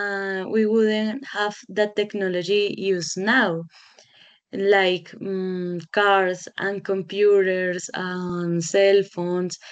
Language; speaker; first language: English; non-native, learner; Spanish